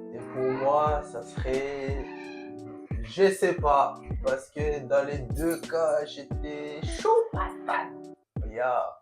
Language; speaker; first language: French; non-native, local second language; Comorian